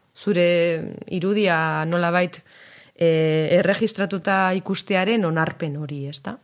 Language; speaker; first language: Basque; native; Basque